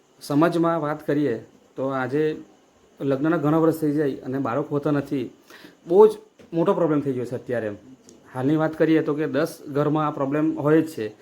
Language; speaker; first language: Gujarati; native; Gujarati